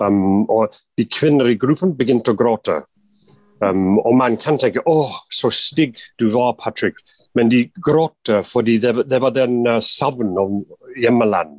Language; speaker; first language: Norwegian; non-native, fluent; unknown